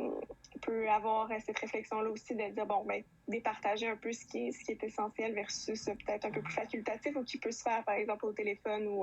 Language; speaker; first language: French; native; French